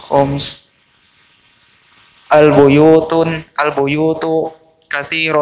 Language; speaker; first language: Arabic; non-native, learner; Indonesian